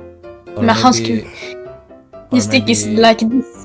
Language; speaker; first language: English; non-native, learner; Swedish